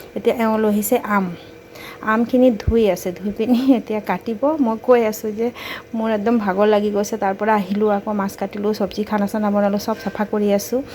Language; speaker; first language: Assamese; non-native, local second language; Bangla